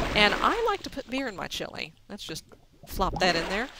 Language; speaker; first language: English; native; English